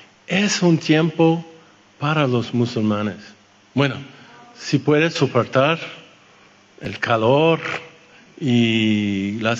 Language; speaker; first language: Spanish; non-native, fluent; French